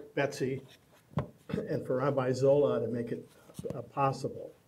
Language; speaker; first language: English; native; English